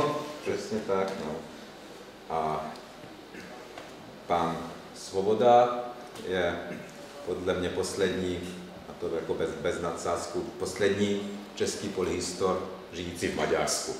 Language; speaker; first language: Czech; non-native, fluent; Hungarian